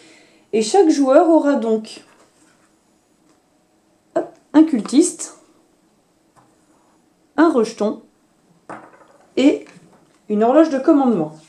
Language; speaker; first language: French; native; French